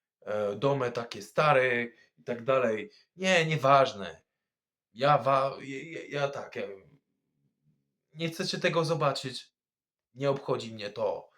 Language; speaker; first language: Polish; non-native, fluent; French